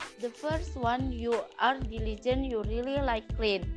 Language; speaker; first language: English; non-native, learner; Indonesian